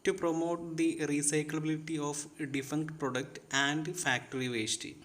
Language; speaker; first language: English; non-native, local second language; Malayalam